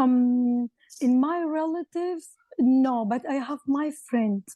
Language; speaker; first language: English; non-native, learner; Arabic